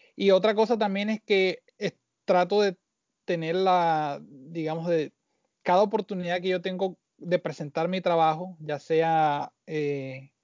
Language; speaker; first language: Spanish; native; Spanish